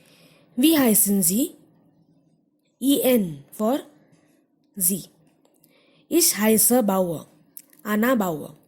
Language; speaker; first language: German; non-native, fluent; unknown